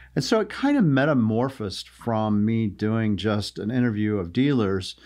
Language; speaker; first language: English; native; English